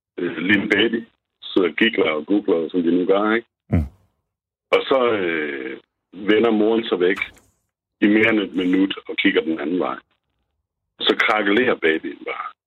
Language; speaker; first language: Danish; native; Danish